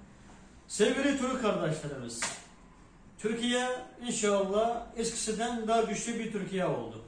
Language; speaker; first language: Turkish; non-native, fluent; Uyghur